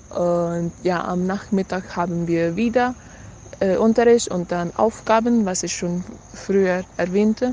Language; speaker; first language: German; non-native, learner; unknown